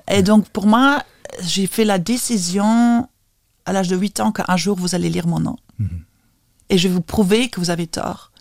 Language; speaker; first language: French; non-native, fluent; Lithuanian